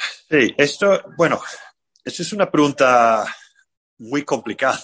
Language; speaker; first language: Spanish; non-native, fluent; English